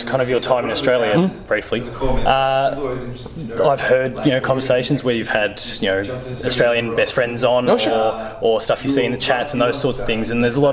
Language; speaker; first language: English; native; English